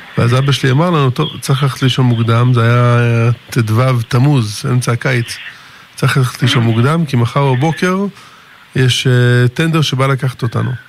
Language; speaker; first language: Hebrew; early bilingual, other home language; English